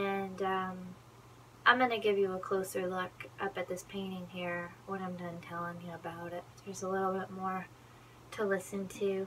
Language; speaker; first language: English; native; English